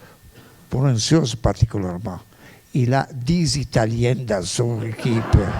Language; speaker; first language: French; non-native, fluent; Italian